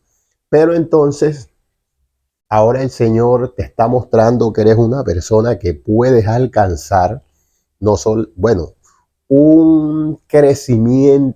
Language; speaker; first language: Spanish; native; Spanish